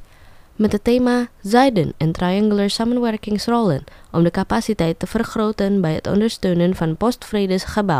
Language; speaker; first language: Dutch; non-native, fluent; Indonesian